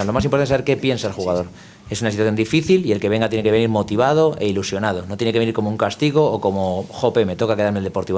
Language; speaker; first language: Spanish; native; Spanish